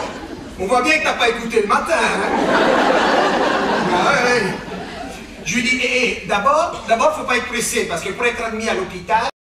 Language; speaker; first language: French; native; French